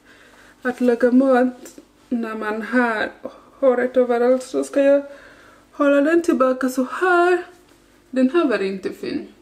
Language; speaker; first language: Swedish; non-native, learner; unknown